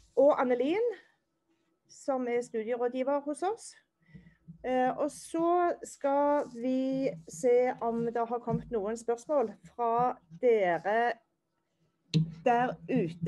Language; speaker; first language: Norwegian; native; Norwegian